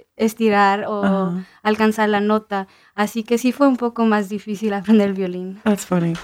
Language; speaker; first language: Spanish; early bilingual, heritage; Spanish